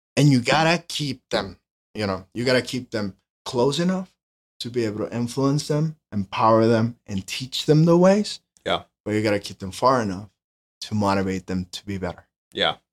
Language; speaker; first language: English; non-native, fluent; Spanish